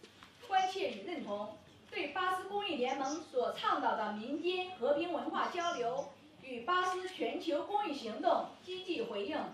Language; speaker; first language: Chinese; native; Chinese